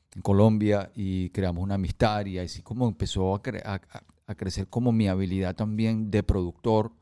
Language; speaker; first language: Spanish; early bilingual, heritage; Spanish